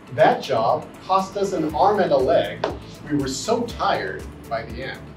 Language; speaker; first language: English; native; English